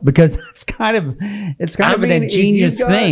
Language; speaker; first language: English; native; English